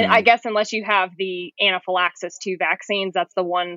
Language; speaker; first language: English; native; English